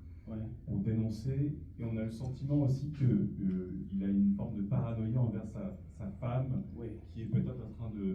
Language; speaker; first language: French; native; French